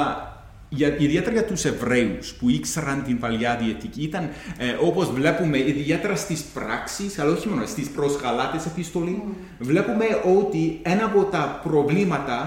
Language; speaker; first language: Greek; non-native, fluent; English